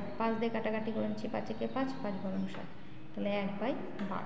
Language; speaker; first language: Bangla; native; Bangla